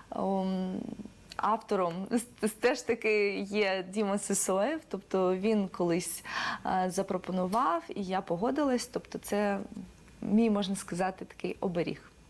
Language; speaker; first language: Ukrainian; non-native, local second language; Russian